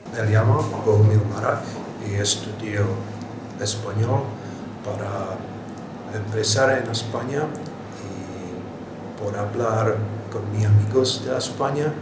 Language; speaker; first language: Spanish; non-native, learner; Czech